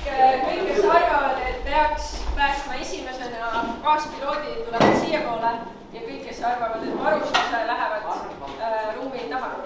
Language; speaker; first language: Estonian; native; Estonian